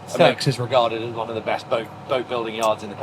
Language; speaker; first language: English; native; English